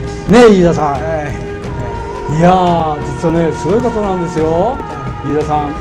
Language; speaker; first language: Japanese; native; Japanese